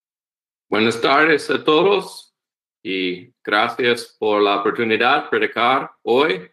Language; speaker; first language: Spanish; non-native, learner; English